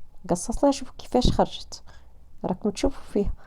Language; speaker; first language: Arabic; native; Arabic